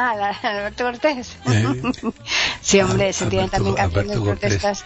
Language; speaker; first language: Spanish; native; Spanish